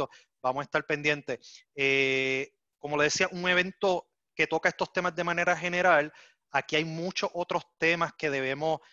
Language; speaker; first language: Spanish; native; Spanish